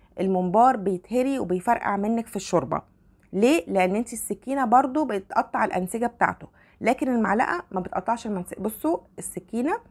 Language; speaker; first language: Arabic; native; Arabic